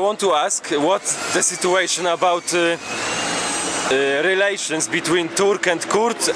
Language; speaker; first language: English; non-native, learner; Polish